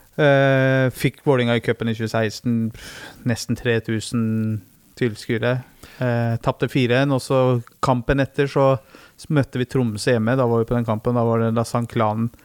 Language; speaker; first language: Norwegian; early bilingual, other home language; Persian